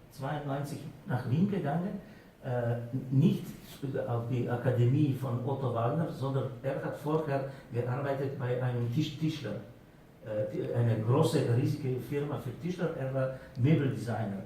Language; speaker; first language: German; non-native, fluent; Slovenian